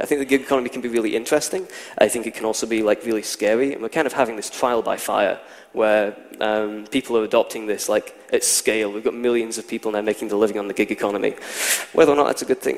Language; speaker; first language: English; native; English